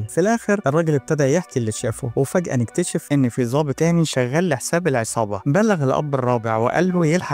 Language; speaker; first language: Arabic; native; Arabic